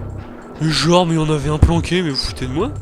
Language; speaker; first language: French; native; French